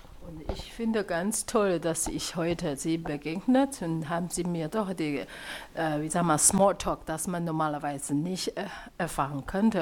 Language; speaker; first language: German; non-native, learner; Chinese